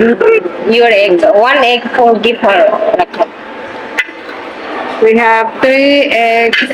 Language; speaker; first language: English; non-native, local second language; Filipino